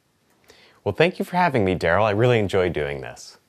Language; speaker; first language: English; native; English